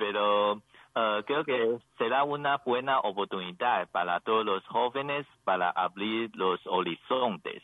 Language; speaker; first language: Spanish; non-native, learner; Chinese